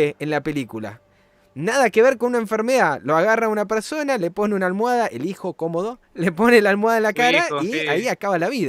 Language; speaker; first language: Spanish; native; Spanish